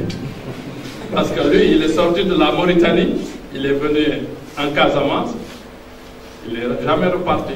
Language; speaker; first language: French; non-native, local second language; Fula